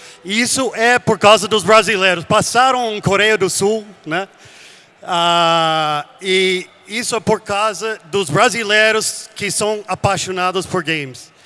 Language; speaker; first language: Portuguese; non-native, fluent; English